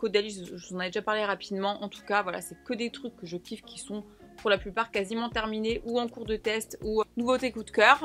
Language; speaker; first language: French; native; French